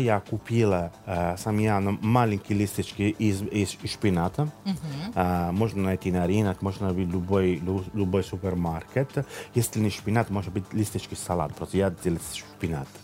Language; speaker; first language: Russian; non-native, learner; Italian